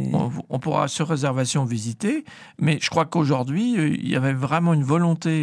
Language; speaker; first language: French; native; French